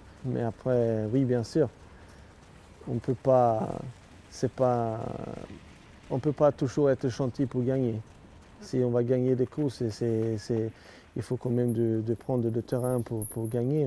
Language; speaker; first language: French; non-native, learner; Swedish